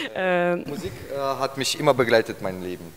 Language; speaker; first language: German; non-native, learner; Ukrainian